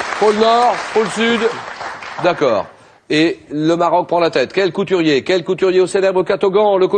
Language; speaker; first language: French; native; French